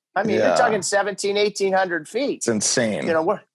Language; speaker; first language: English; native; English